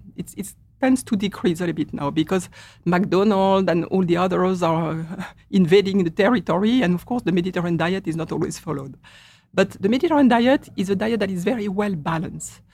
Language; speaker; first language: English; non-native, fluent; French